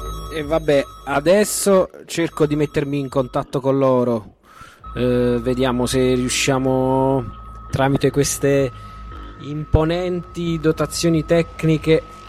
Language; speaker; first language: Italian; native; Italian